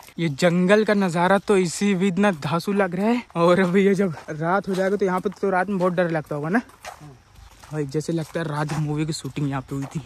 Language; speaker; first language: Hindi; native; Hindi